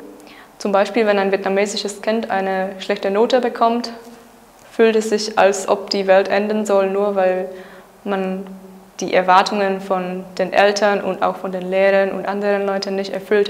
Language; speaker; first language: German; non-native, fluent; Czech